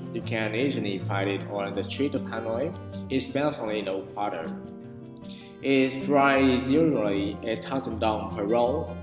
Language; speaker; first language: English; non-native, fluent; Vietnamese